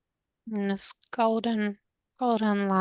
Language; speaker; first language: English; native; English